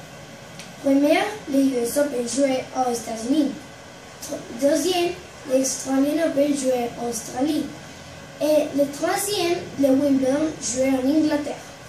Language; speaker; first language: French; non-native, learner; Spanish